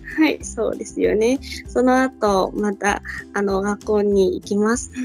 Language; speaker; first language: Japanese; non-native, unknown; Vietnamese